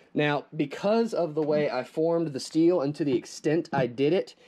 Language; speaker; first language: English; native; English